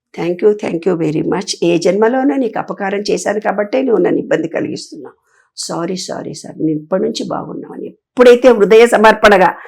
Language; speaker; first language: Telugu; native; Telugu